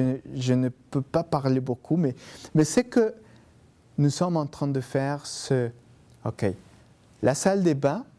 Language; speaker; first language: French; non-native, fluent; Spanish